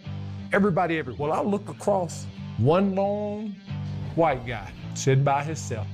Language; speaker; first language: English; native; English